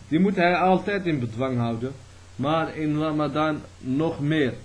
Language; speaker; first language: Dutch; early bilingual, other home language; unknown